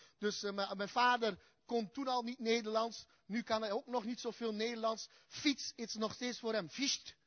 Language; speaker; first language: Dutch; early bilingual, other home language; Turkish